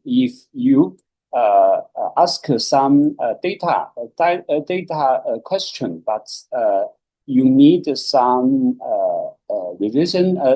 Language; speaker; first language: English; non-native, learner; Chinese